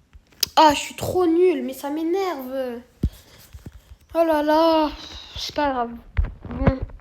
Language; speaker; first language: French; native; French